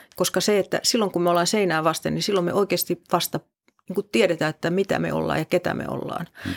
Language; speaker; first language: Finnish; native; Finnish